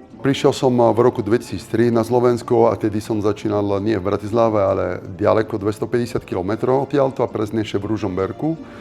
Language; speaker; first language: Slovak; non-native, fluent; Italian